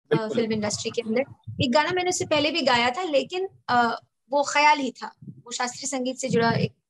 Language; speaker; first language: Hindi; native; Hindi